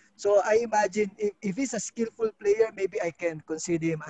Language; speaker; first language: English; non-native, local second language; Filipino